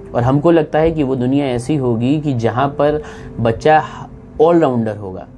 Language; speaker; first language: Hindi; native; Hindi